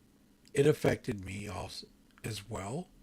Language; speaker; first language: English; native; English